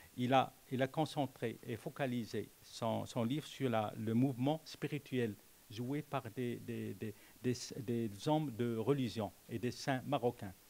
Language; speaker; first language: French; non-native, local second language; Arabic